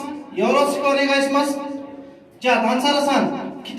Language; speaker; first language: Japanese; non-native, fluent; Nepali